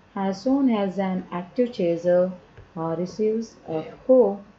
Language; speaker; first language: English; non-native, local second language; Kannada